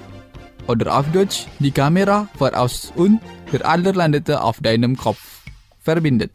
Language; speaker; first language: German; non-native, fluent; Indonesian